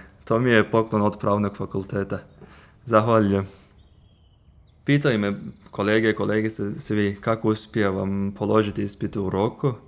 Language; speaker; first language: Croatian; non-native, fluent; Turkish